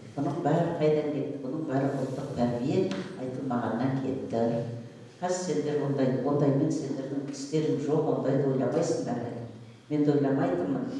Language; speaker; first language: Kazakh; native; Kazakh